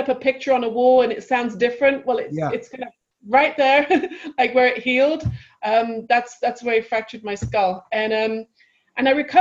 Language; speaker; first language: English; native; English